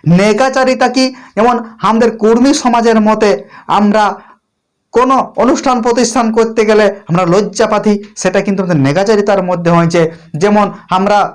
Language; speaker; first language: Bangla; native; Bangla